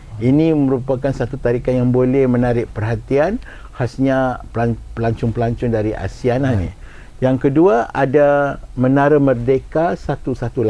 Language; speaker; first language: Malay; native; Malay